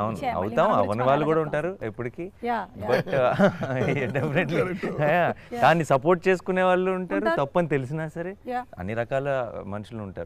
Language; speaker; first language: Telugu; native; Telugu